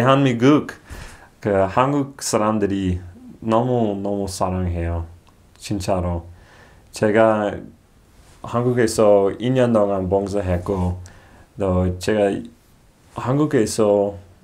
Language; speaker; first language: Korean; non-native, learner; English